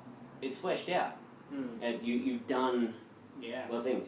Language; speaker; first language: English; native; English